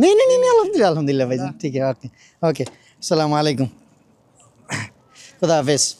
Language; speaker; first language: Hindi; non-native, learner; Bangla